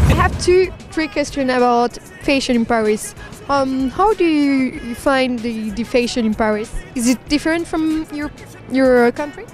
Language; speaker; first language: English; non-native, learner; French